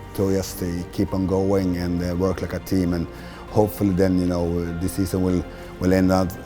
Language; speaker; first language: English; non-native, fluent; Swedish